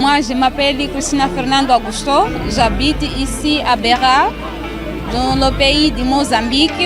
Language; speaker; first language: French; non-native, fluent; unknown